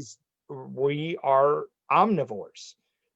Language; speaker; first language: English; native; English